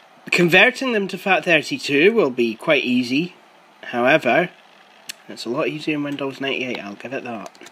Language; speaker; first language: English; native; English